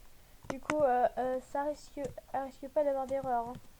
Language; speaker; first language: French; native; French